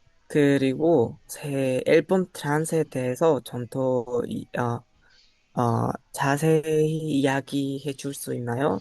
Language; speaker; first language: Korean; non-native, learner; Spanish